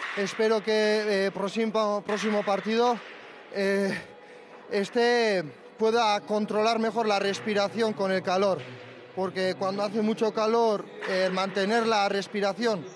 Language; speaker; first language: Spanish; non-native, fluent; French